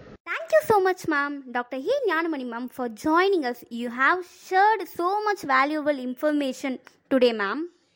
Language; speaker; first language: English; non-native, local second language; Tamil